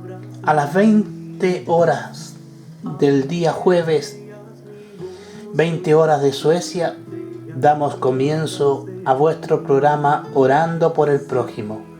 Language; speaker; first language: Spanish; native; Spanish